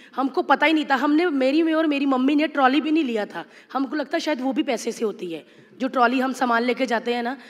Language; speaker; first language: Hindi; native; Hindi